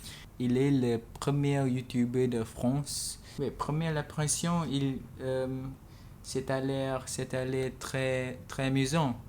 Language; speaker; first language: French; non-native, learner; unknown